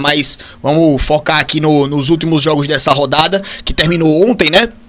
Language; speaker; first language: Portuguese; native; Portuguese